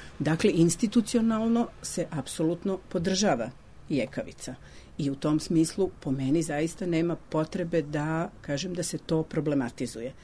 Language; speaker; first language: Serbian; native; Serbian